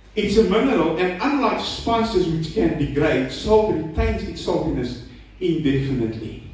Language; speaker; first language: English; non-native, local second language; Afrikaans